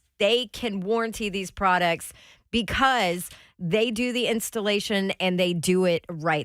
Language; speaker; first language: English; native; English